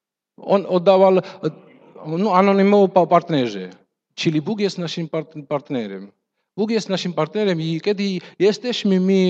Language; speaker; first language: Polish; non-native, fluent; Russian